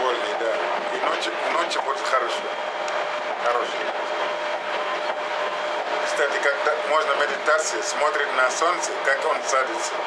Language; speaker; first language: Russian; non-native, fluent; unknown